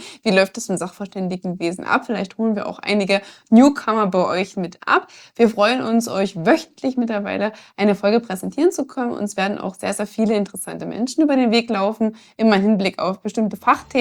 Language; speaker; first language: German; native; German